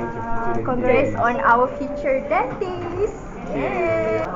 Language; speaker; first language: English; non-native, local second language; Malay